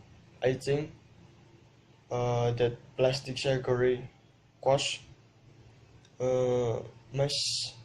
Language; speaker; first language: English; non-native, learner; Indonesian